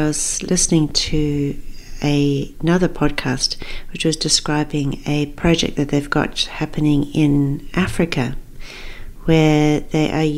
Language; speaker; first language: English; native; English